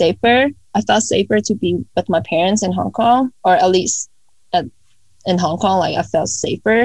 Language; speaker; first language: English; non-native, local second language; Cantonese